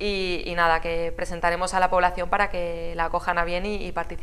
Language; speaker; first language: Spanish; native; Spanish